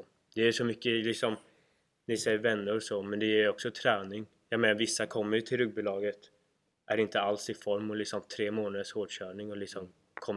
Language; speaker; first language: Swedish; native; Swedish